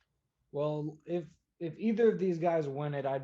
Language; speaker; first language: English; native; English